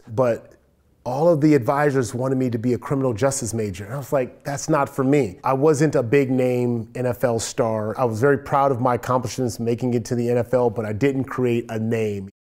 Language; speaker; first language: English; native; English